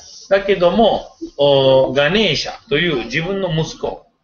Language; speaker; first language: Japanese; non-native, fluent; Hindi